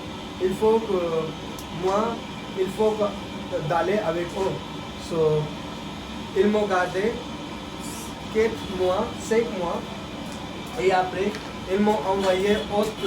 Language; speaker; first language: French; non-native, learner; Hindi